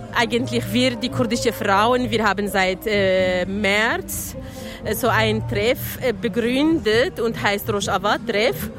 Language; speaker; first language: German; non-native, fluent; Kurdish